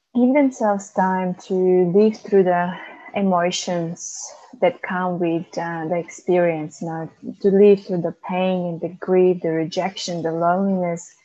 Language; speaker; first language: English; non-native, fluent; Macedonian